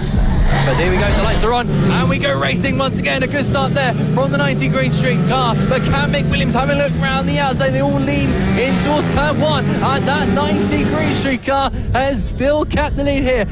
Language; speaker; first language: English; native; English